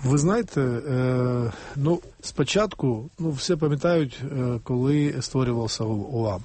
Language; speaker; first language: Ukrainian; non-native, fluent; Georgian